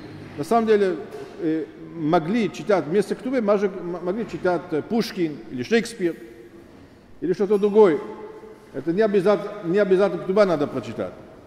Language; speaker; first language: Russian; non-native, fluent; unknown